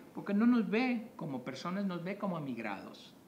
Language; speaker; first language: Spanish; native; Spanish